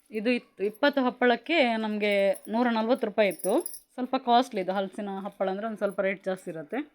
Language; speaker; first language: Kannada; non-native, local second language; Tulu